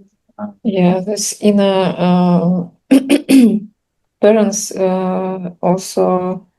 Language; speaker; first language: English; non-native, learner; Russian